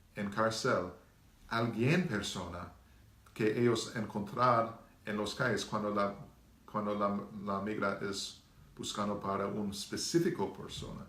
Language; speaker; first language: Spanish; non-native, learner; English